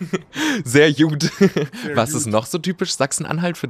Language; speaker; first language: German; native; German